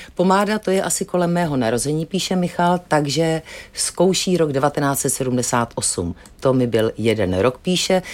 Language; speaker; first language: Czech; native; Czech